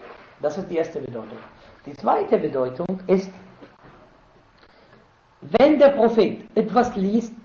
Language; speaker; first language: German; non-native, fluent; Arabic